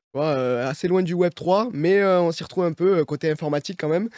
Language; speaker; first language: French; native; French